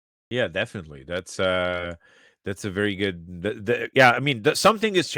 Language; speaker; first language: English; native; English